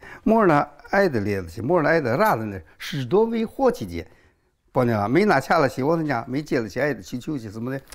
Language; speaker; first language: Russian; non-native, learner; Chinese